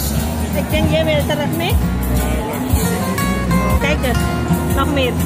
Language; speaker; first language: Dutch; non-native, learner; Indonesian